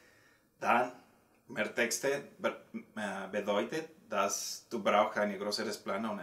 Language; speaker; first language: German; non-native, learner; Spanish